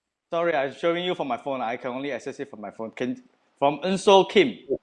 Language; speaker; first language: English; non-native, local second language; Chinese